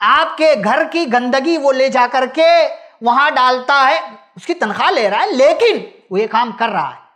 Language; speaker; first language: Hindi; native; Hindi